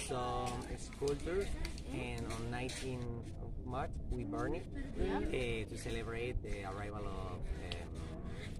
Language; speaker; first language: English; non-native, learner; Spanish